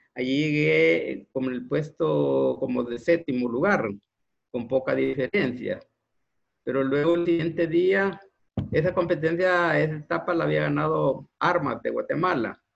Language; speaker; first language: Spanish; native; Spanish